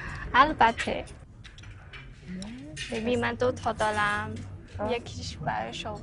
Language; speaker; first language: Persian; non-native, fluent; Chinese